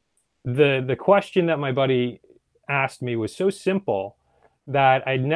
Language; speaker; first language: English; native; English